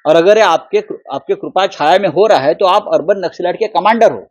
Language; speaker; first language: Hindi; non-native, local second language; Marathi